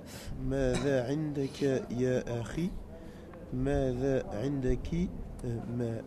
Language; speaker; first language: Arabic; non-native, learner; French